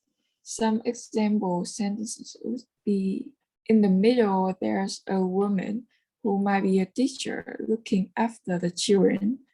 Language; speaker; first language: English; non-native, learner; Vietnamese